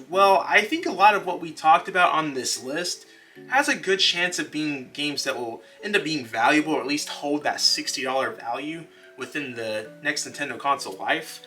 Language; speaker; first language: English; native; English